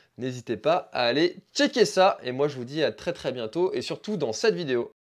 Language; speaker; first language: French; native; French